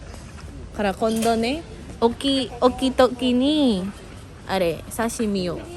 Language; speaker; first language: Japanese; non-native, learner; Filipino